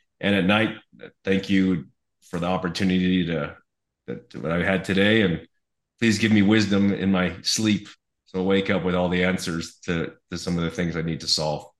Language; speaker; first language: English; native; English